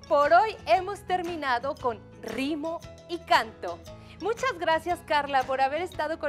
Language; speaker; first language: Spanish; native; Spanish